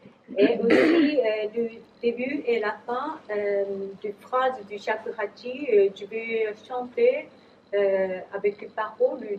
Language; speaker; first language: French; non-native, learner; Japanese